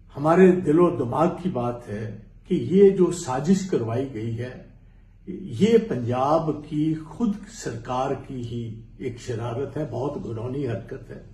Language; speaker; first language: Hindi; non-native, local second language; Punjabi